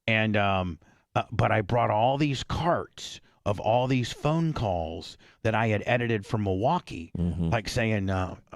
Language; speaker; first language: English; native; English